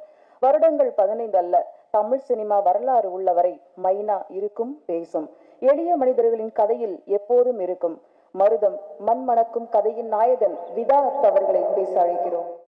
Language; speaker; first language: Tamil; native; Tamil